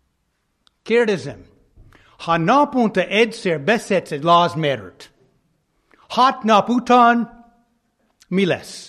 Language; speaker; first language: Hungarian; non-native, fluent; English